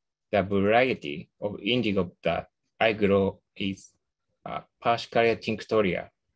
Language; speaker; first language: English; non-native, learner; Japanese